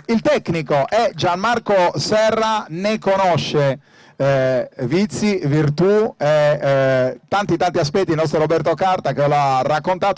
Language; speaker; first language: Italian; native; Italian